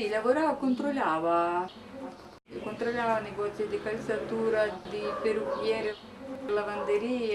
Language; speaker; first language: Italian; non-native, learner; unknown